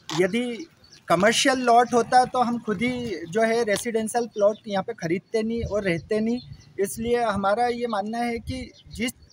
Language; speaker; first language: Hindi; native; Hindi